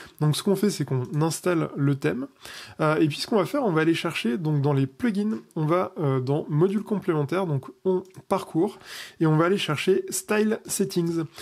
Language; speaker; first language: French; native; French